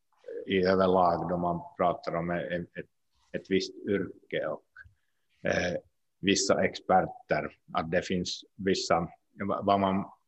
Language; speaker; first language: Swedish; non-native, local second language; Finnish